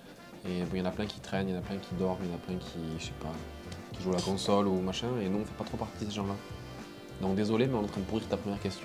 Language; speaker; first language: French; native; French